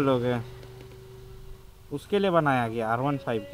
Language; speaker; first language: Hindi; native; Hindi